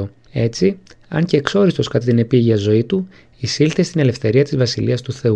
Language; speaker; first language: Greek; native; Greek